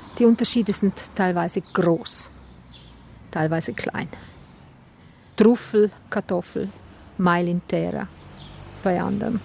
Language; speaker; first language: German; non-native, local second language; Romansh